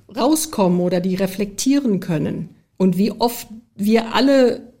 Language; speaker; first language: German; early bilingual, heritage; German